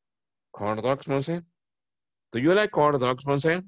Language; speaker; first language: English; non-native, fluent; Spanish